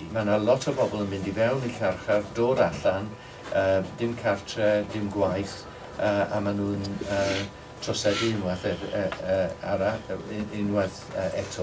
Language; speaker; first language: Welsh; non-native, local second language; English